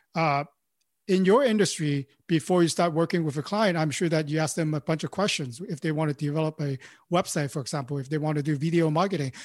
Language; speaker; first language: English; non-native, local second language; Cantonese